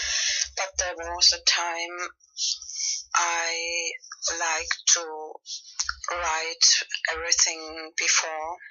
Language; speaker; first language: English; non-native, fluent; Spanish